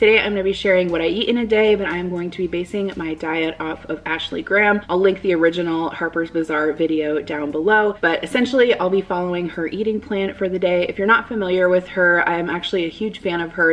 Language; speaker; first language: English; native; English